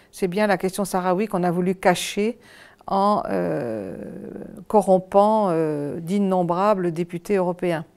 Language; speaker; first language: French; native; French